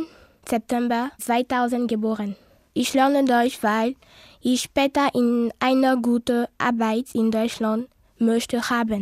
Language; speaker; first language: German; non-native, learner; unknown